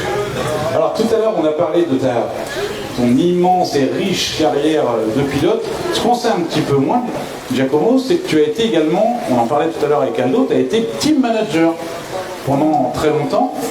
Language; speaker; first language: French; native; French